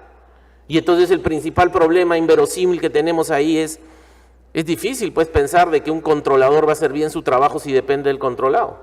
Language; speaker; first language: Spanish; native; Spanish